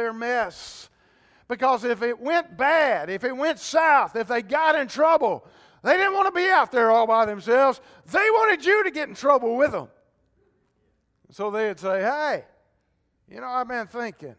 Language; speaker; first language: English; native; English